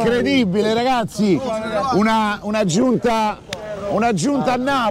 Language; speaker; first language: Italian; native; Italian